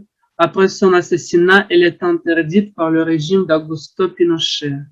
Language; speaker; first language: French; non-native, learner; Russian